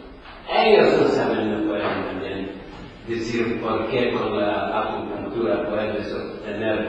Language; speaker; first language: Spanish; non-native, fluent; Polish